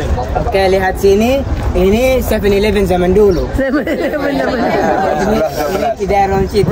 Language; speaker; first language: Indonesian; non-native, learner; Arabic